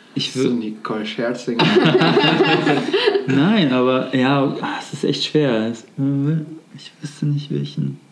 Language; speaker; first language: German; native; German